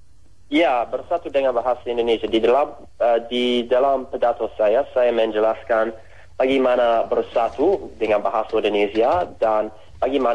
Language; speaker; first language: Indonesian; non-native, fluent; English